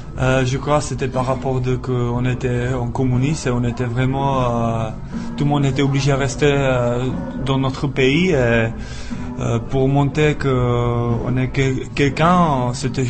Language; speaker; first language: French; non-native, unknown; Czech